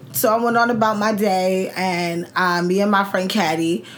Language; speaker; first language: English; native; English